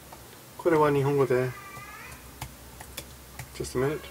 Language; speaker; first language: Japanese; non-native, fluent; English